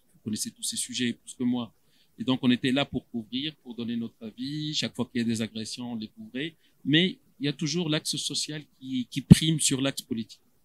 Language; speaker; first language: French; non-native, local second language; Arabic